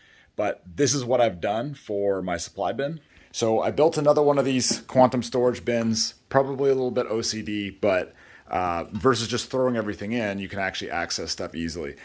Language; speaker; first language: English; native; English